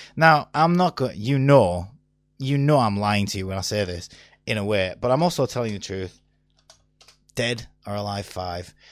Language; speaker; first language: English; native; English